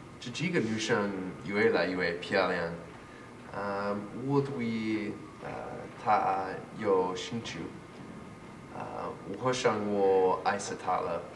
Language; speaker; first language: Chinese; non-native, learner; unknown